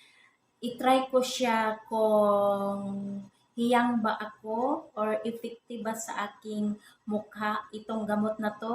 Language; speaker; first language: Filipino; native; Filipino